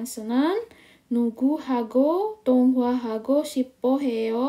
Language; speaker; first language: Korean; non-native, learner; Indonesian